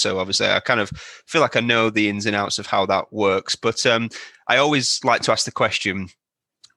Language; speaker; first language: English; native; English